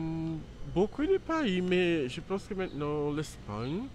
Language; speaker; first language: French; non-native, learner; Portuguese